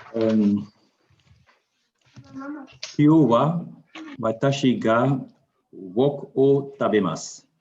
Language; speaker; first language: Japanese; non-native, learner; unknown